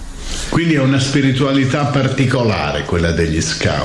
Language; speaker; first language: Italian; native; Italian